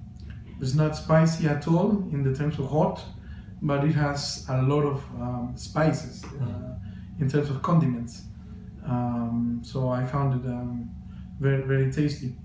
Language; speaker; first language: English; non-native, fluent; Spanish